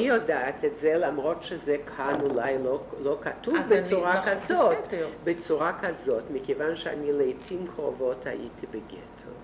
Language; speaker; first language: Hebrew; non-native, fluent; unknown